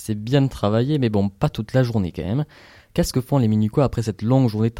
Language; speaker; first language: French; native; French